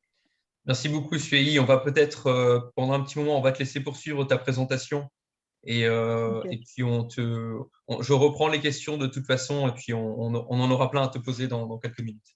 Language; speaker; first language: French; native; French